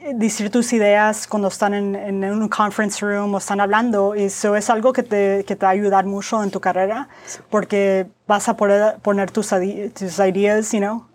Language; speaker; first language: Spanish; early bilingual, heritage; Spanish